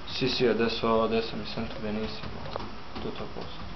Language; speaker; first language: Italian; non-native, fluent; Slovenian